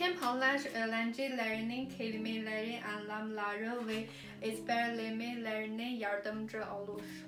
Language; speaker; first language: Turkish; non-native, learner; Chinese